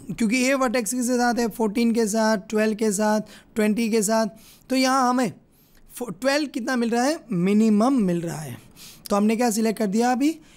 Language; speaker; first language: Hindi; non-native, local second language; Gujarati